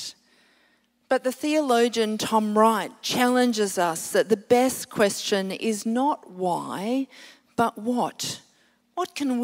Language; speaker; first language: English; native; English